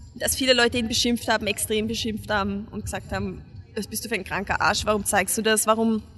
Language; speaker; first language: German; non-native, fluent; Hungarian